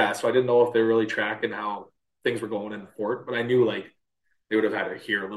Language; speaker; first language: English; native; English